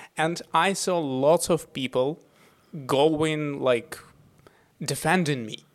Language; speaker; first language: English; non-native, fluent; Russian